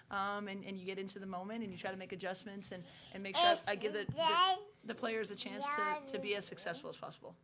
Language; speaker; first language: English; native; English